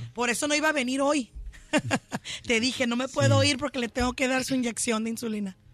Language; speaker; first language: Spanish; early bilingual, heritage; Spanish